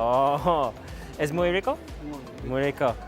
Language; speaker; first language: Spanish; non-native, learner; English